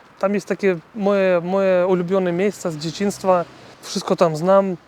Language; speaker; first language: Polish; non-native, learner; Russian